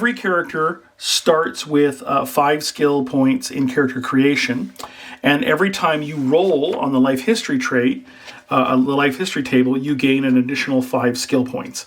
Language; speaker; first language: English; native; English